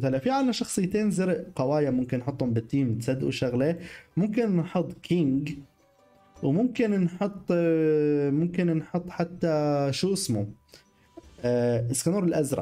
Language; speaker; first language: Arabic; native; Arabic